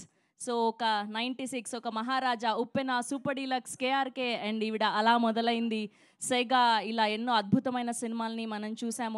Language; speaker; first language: Telugu; native; Telugu